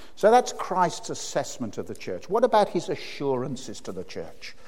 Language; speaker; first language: English; native; English